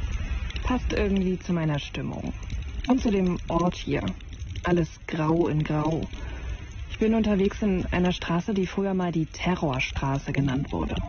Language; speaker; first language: German; native; German